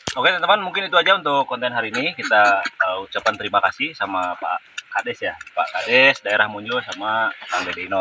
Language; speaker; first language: Indonesian; non-native, local second language; Sundanese